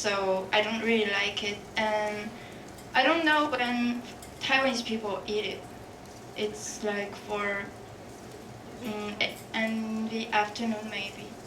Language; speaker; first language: English; non-native, fluent; French